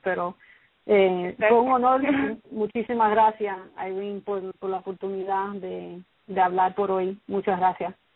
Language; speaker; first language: Spanish; early bilingual, other home language; English